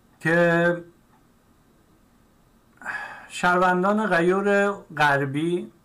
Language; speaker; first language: Persian; native; Persian